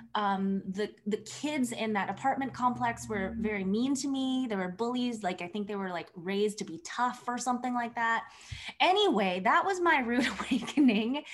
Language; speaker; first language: English; early bilingual, other home language; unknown